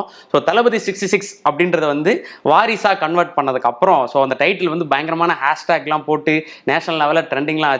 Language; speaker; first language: Tamil; native; Tamil